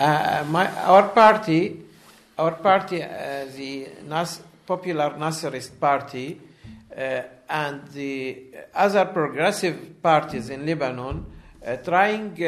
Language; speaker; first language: English; non-native, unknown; Arabic